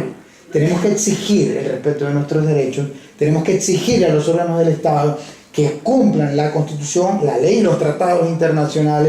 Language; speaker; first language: Spanish; native; Spanish